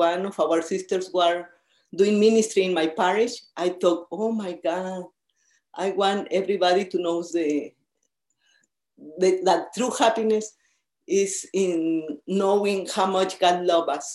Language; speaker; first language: English; non-native, fluent; Spanish